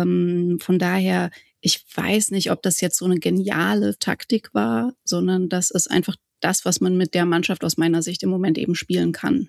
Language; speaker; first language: German; native; German